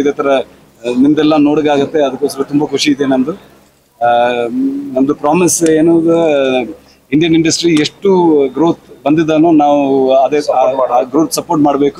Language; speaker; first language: Kannada; non-native, local second language; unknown